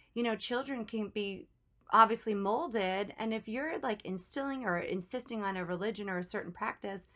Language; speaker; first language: English; native; English